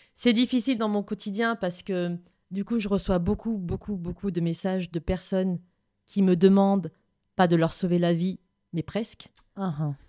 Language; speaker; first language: French; native; French